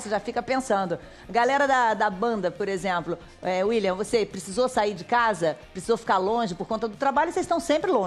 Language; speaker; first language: Portuguese; native; Portuguese